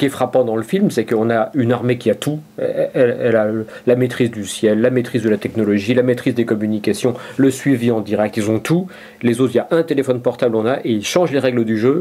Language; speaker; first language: French; native; French